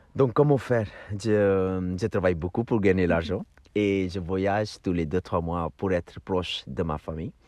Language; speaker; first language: French; non-native, fluent; Hindi